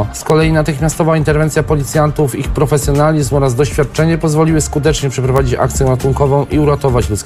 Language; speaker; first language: Polish; native; Polish